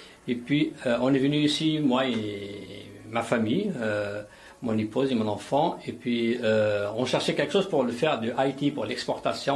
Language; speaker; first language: French; non-native, local second language; Arabic